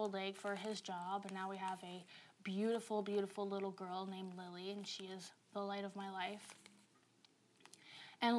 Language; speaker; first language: English; native; English